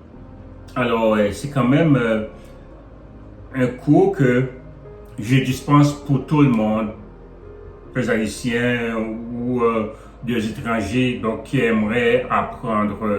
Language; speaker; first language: French; non-native, local second language; Haitian Creole